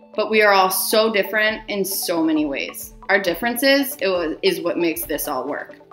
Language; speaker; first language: English; native; English